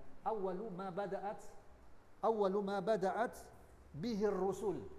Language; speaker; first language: Arabic; non-native, learner; Indonesian